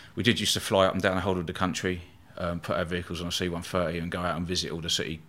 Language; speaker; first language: English; native; English